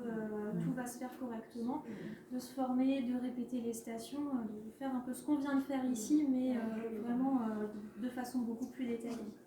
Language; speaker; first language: French; native; French